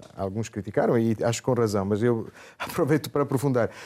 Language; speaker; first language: Portuguese; non-native, fluent; Italian